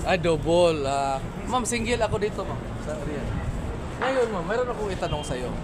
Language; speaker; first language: Filipino; non-native, local second language; Cebuano